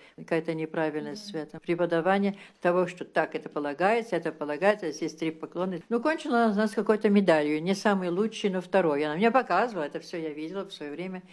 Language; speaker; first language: Russian; early bilingual, heritage; Russian